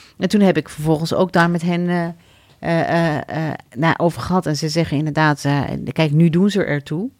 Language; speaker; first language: Dutch; early bilingual, other home language; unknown